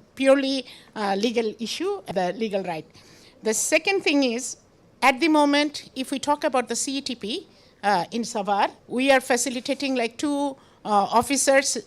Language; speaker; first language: English; non-native, local second language; Bangla